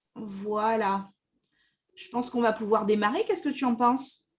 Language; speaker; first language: French; native; French